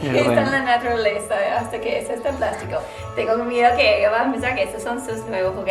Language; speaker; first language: Spanish; non-native, learner; English